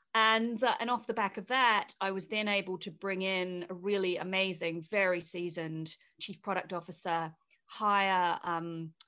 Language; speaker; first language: English; native; English